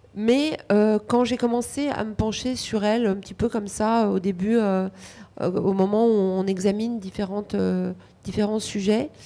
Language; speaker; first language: French; non-native, fluent; Romanian